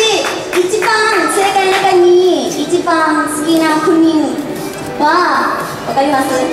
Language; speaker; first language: Japanese; non-native, learner; Thai